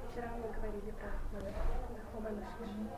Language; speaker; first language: Russian; native; Russian